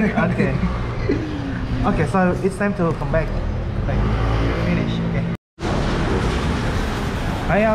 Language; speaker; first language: English; non-native, learner; Indonesian